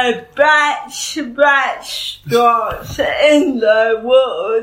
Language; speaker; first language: English; native; English